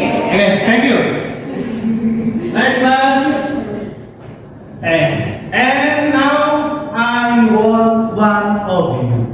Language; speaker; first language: English; non-native, fluent; Indonesian